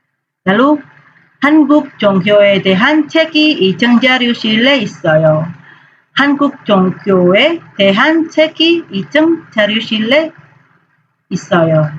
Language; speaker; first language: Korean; non-native, fluent; Indonesian